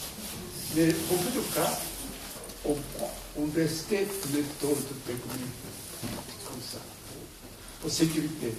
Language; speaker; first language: French; non-native, learner; Japanese